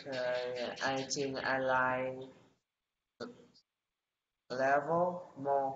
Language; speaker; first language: English; non-native, learner; Vietnamese